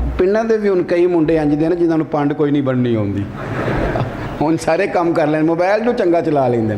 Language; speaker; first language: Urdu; non-native, local second language; Punjabi